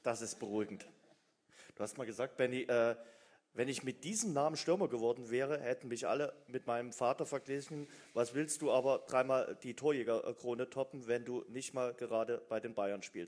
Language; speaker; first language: German; native; German